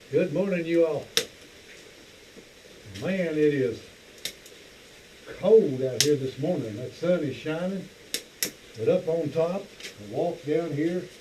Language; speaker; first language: English; native; English